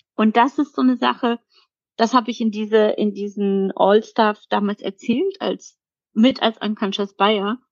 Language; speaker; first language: German; early bilingual, other home language; Polish